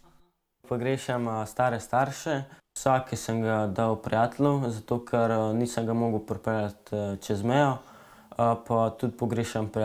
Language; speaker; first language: Slovenian; early bilingual, other home language; Bosnian